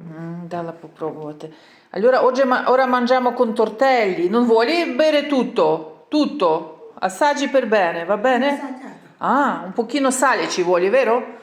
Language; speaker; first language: Italian; non-native, learner; Ukrainian